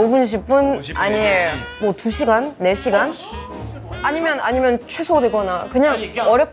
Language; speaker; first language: Korean; non-native, fluent; French